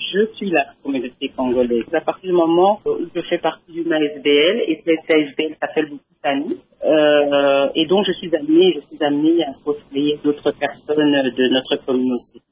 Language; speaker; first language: French; early bilingual, other home language; Lingala